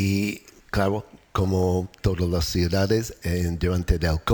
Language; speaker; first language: Spanish; non-native, learner; English